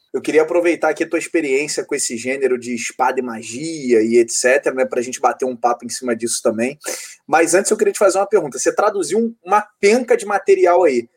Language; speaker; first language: Portuguese; native; Portuguese